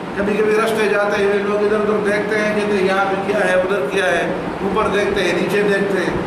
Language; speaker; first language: Urdu; non-native, local second language; Pashto